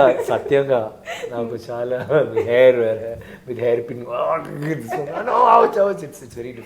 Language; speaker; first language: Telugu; non-native, learner; Tamil